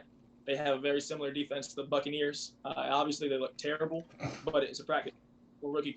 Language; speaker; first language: English; native; English